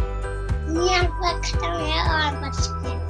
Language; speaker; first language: Hindi; native; Hindi